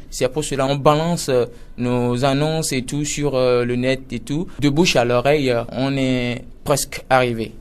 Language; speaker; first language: French; non-native, local second language; Ewe